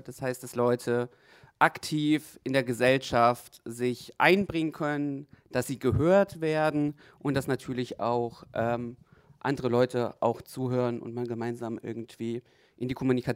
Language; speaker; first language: German; native; German